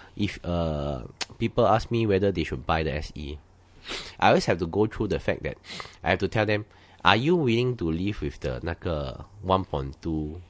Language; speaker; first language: English; non-native, local second language; Chinese